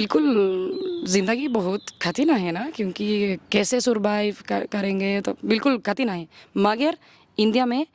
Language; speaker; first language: Hindi; non-native, learner; Spanish